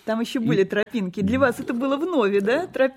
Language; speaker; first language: Russian; native; Russian